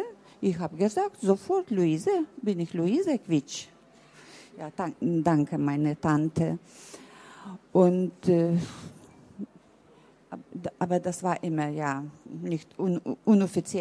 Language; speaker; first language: German; early bilingual, heritage; German